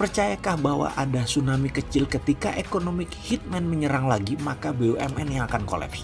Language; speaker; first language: Indonesian; native; Indonesian